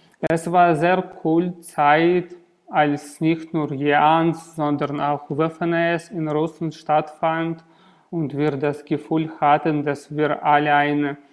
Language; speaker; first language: German; non-native, learner; Russian